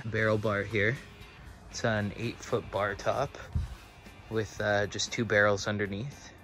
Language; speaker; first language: English; native; English